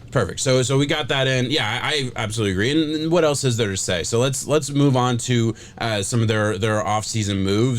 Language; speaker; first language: English; native; English